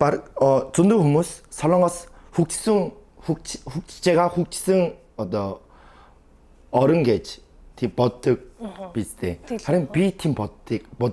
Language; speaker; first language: Mongolian; early bilingual, heritage; Mongolian